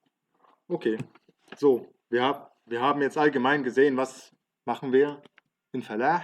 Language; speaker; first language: German; early bilingual, other home language; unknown